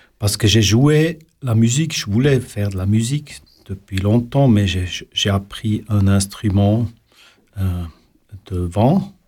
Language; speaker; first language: French; non-native, local second language; Swiss German